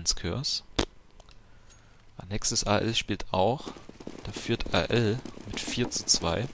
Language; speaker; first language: German; native; German